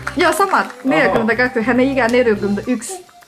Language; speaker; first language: Finnish; non-native, learner; Chinese